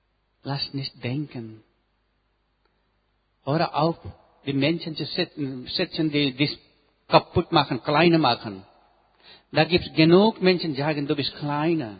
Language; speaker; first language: German; non-native, learner; Nepali